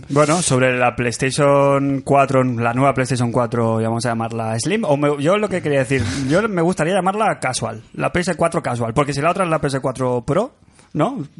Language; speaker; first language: Spanish; native; Spanish